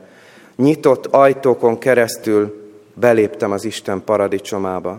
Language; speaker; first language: Hungarian; native; Hungarian